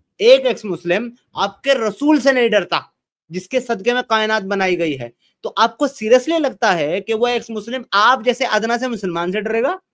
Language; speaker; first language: Hindi; native; Hindi